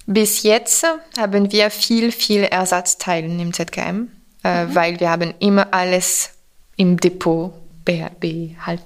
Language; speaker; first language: German; non-native, fluent; French